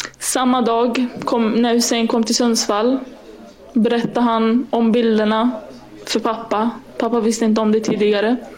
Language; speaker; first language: Swedish; early bilingual, other home language; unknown